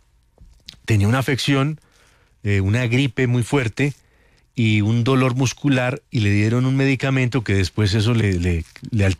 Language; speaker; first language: Spanish; native; Spanish